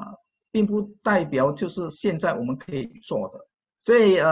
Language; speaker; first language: Chinese; native; Chinese